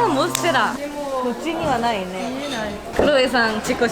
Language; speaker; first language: Japanese; non-native, learner; Korean